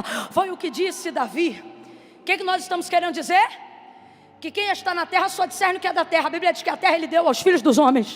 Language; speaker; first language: Portuguese; native; Portuguese